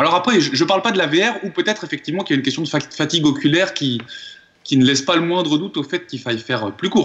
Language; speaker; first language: French; native; French